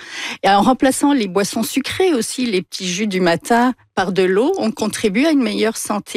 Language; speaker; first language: French; native; French